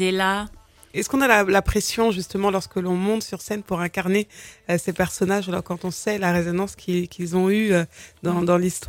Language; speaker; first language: French; native; French